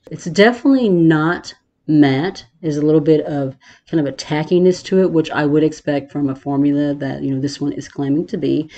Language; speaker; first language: English; native; English